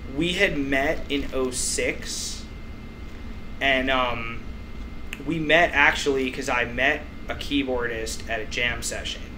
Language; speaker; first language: English; native; English